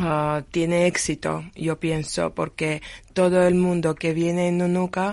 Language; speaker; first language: Spanish; non-native, learner; Georgian